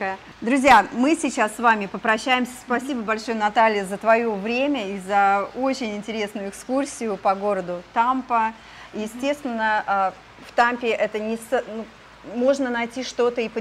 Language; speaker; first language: Russian; native; Russian